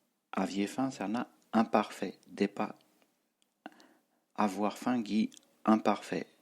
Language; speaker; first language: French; non-native, fluent; Tibetan